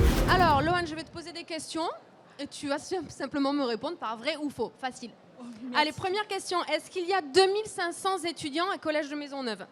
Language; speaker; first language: French; native; French